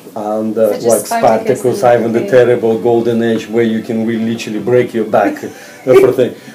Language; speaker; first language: English; non-native, fluent; Russian